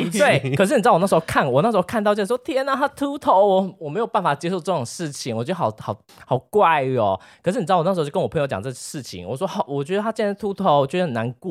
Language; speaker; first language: Chinese; native; Chinese